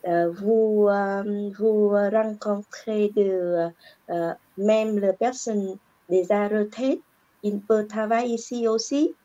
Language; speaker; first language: French; non-native, learner; Vietnamese